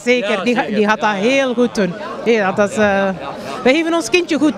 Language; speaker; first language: Dutch; native; Dutch